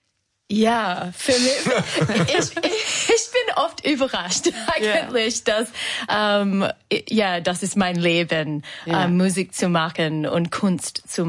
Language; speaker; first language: German; non-native, learner; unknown